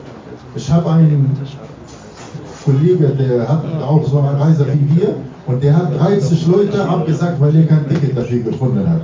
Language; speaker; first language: German; non-native, fluent; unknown